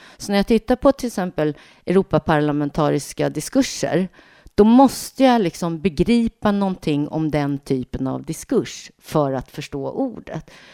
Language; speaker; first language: Swedish; native; Swedish